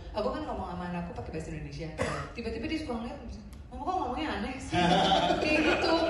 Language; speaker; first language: Indonesian; native; Indonesian